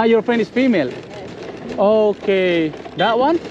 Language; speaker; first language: English; non-native, learner; Filipino